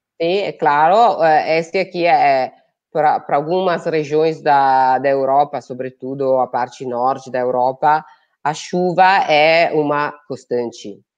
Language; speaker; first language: Portuguese; non-native, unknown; Italian